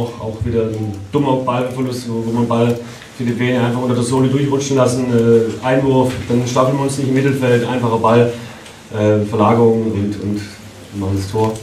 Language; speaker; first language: German; native; German